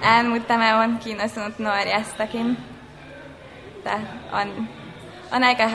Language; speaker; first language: Finnish; non-native, fluent; Hungarian